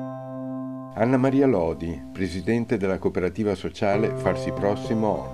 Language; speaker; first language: Italian; native; Italian